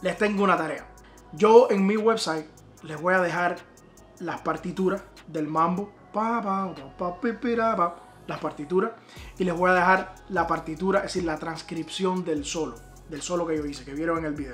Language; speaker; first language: Spanish; native; Spanish